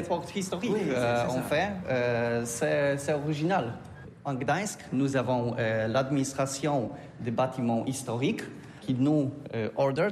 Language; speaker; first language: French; non-native, learner; Polish